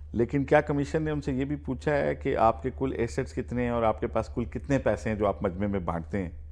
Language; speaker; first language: Urdu; native; Urdu